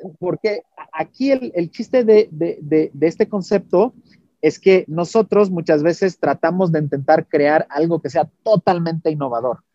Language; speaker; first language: Spanish; non-native, fluent; Portuguese